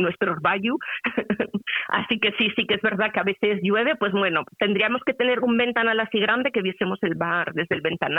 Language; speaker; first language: Spanish; native; Spanish